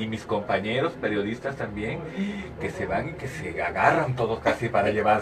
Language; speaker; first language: Spanish; native; Spanish